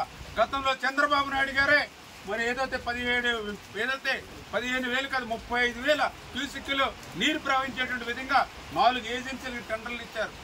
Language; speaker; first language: Telugu; native; Telugu